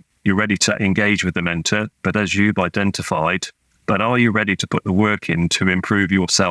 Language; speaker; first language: English; native; English